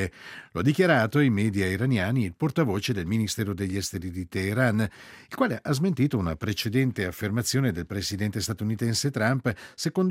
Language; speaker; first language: Italian; native; Italian